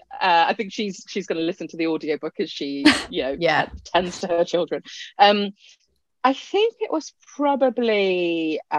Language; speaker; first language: English; non-native, local second language; Punjabi